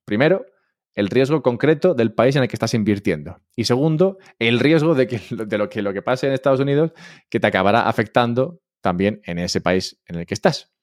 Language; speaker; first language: Spanish; native; Spanish